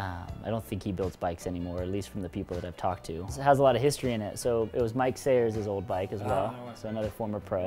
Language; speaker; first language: English; native; English